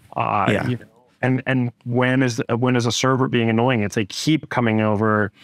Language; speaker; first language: English; native; English